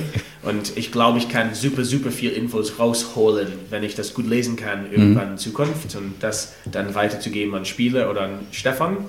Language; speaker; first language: German; non-native, fluent; English